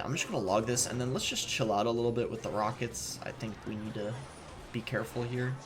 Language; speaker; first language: English; native; English